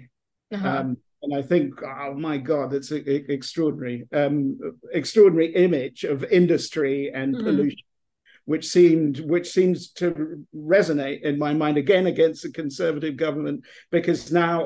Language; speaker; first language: English; native; English